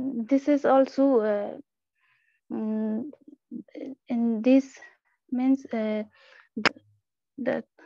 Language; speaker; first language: English; non-native, learner; Persian